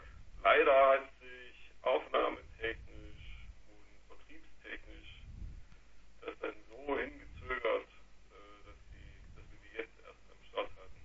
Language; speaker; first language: German; native; German